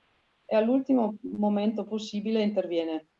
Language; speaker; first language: Italian; native; Italian